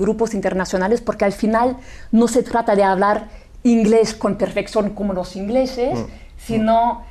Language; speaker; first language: Spanish; non-native, fluent; German